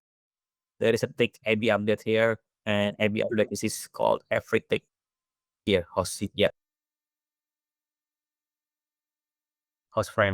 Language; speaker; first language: English; non-native, fluent; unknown